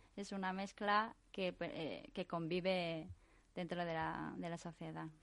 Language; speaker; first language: Spanish; non-native, fluent; Japanese